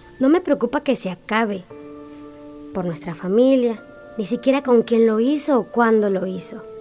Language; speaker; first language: Spanish; native; Spanish